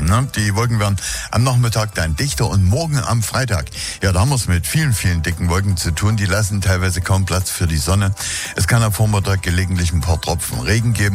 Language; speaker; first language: German; native; German